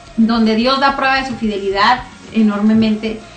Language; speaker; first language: Spanish; native; Spanish